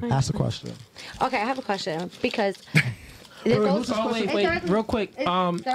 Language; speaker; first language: English; native; English